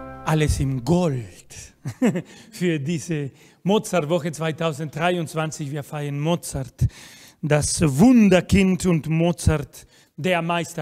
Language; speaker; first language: German; non-native, fluent; Spanish